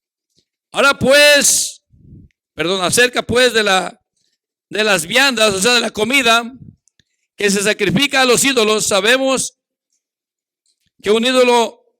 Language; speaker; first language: Spanish; native; Spanish